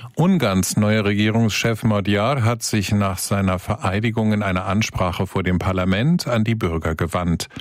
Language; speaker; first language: German; native; German